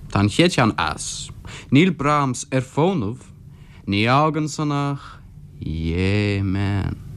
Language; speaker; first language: Irish; non-native, local second language; English